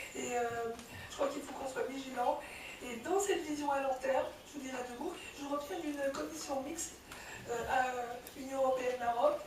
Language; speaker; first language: French; early bilingual, other home language; Kabyle